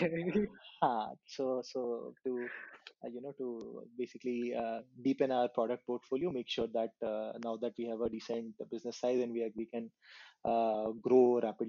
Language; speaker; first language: English; non-native, local second language; Hindi